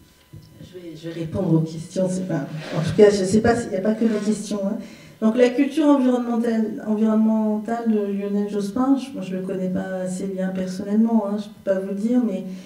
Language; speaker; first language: French; native; French